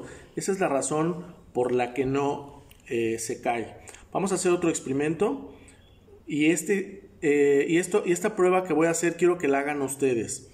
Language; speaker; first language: Spanish; native; Spanish